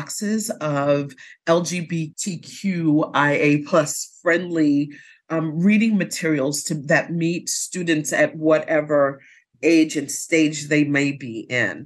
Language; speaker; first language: English; native; English